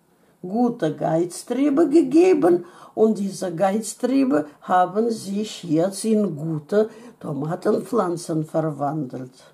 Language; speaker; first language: German; non-native, fluent; Russian